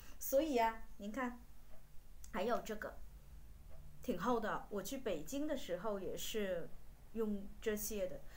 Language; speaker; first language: Chinese; non-native, fluent; Vietnamese